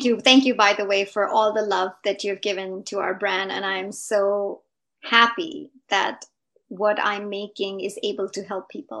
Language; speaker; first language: English; non-native, local second language; Hindi